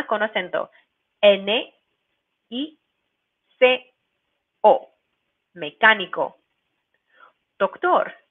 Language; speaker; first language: Spanish; non-native, fluent; English